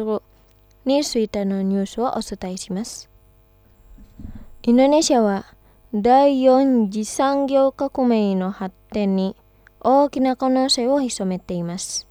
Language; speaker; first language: Japanese; non-native, fluent; Indonesian